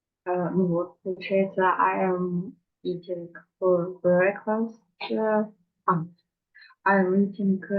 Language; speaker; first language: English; non-native, learner; Russian